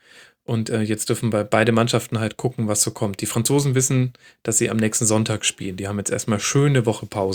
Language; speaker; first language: German; native; German